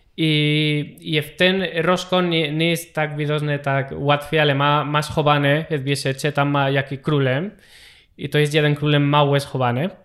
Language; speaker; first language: Polish; non-native, learner; Spanish